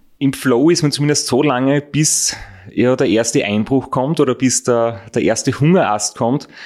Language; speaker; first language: German; native; German